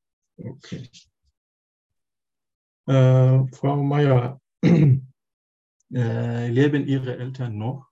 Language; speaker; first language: German; non-native, learner; Turkish